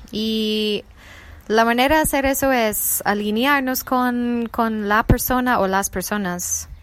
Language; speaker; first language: Spanish; non-native, fluent; English